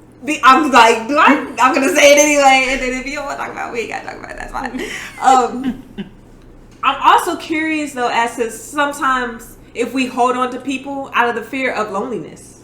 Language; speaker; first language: English; native; English